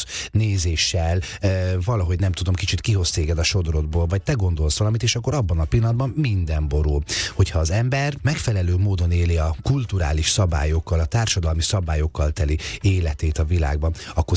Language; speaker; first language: Hungarian; native; Hungarian